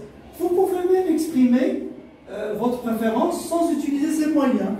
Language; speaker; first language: French; non-native, local second language; Arabic